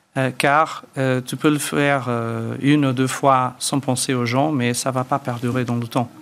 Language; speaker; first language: French; early bilingual, other home language; Portuguese